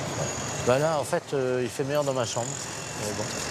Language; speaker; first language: French; native; French